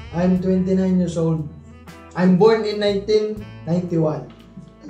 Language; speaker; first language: English; non-native, learner; Filipino